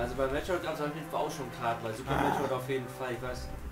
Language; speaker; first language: German; native; German